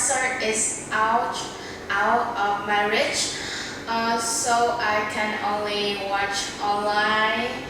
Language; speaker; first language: English; non-native, learner; Vietnamese